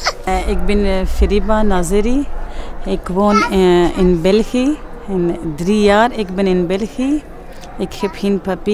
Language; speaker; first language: Dutch; non-native, learner; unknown